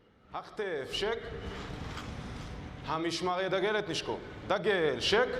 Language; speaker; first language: Hebrew; native; Hebrew